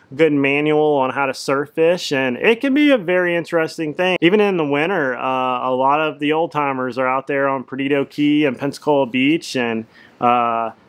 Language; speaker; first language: English; native; English